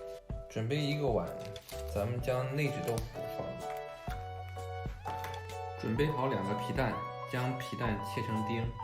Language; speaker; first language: Chinese; native; Chinese